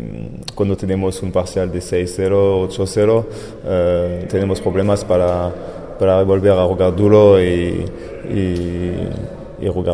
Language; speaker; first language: Spanish; non-native, fluent; French